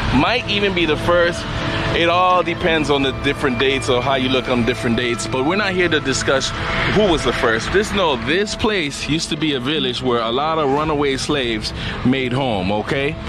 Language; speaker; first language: English; native; English